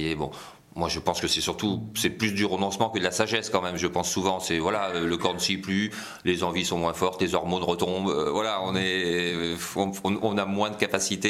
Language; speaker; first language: French; native; French